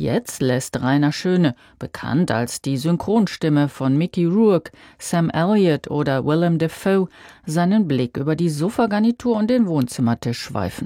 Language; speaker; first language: German; native; German